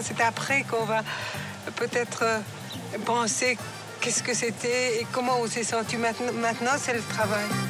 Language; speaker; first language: French; non-native, fluent; Persian